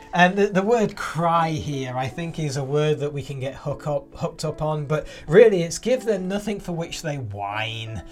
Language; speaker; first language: English; native; English